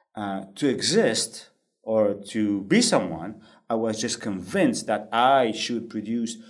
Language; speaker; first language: English; non-native, fluent; French